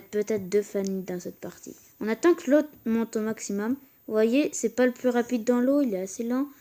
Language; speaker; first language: French; native; French